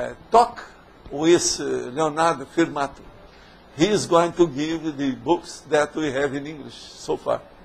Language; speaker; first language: English; non-native, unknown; Portuguese